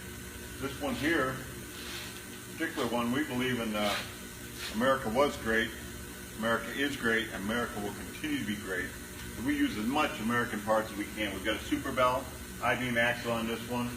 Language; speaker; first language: English; native; English